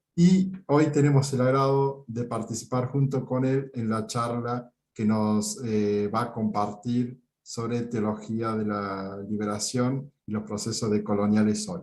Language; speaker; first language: Spanish; native; Spanish